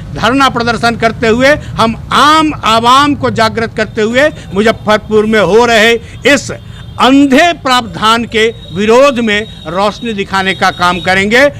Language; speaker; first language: Hindi; native; Hindi